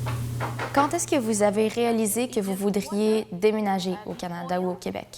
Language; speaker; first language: French; native; French